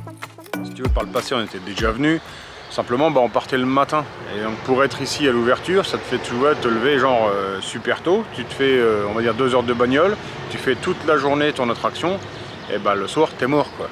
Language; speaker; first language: French; native; French